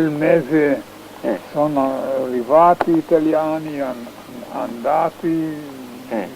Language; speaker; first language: Italian; non-native, learner; Slovenian